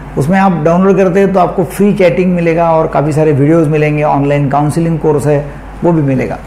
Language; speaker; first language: Hindi; non-native, local second language; Marathi